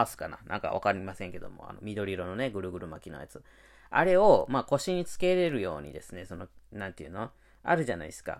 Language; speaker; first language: Japanese; native; Japanese